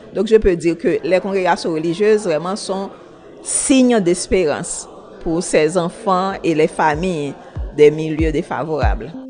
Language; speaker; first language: French; non-native, local second language; Haitian Creole